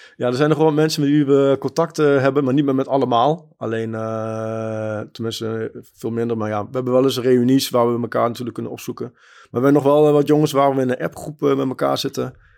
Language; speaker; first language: Dutch; early bilingual, other home language; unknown